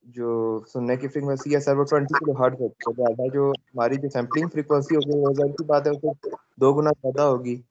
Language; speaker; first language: Urdu; non-native, local second language; Punjabi